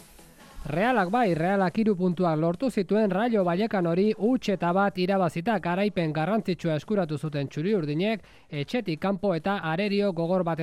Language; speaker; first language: Basque; native; Basque